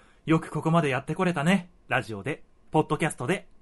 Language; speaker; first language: Japanese; native; Japanese